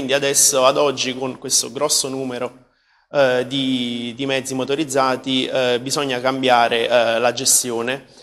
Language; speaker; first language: Italian; native; Italian